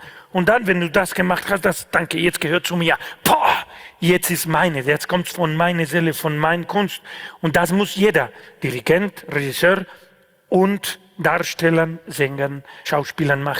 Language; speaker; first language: German; non-native, fluent; Spanish